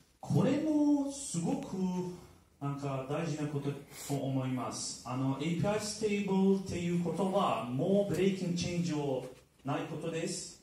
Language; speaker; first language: Japanese; non-native, learner; Turkish